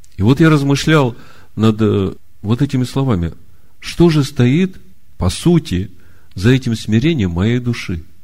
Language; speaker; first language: Russian; native; Russian